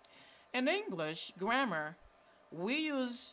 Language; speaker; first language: English; non-native, fluent; Haitian Creole